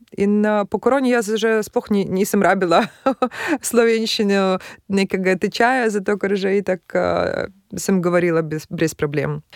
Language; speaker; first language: Slovenian; non-native, fluent; Russian